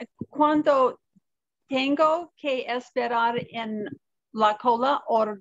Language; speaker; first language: Spanish; non-native, learner; English